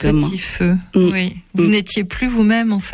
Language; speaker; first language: French; native; French